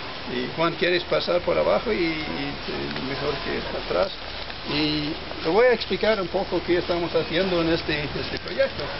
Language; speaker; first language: Spanish; non-native, fluent; English